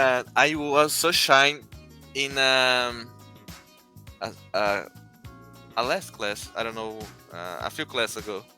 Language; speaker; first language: English; non-native, learner; Portuguese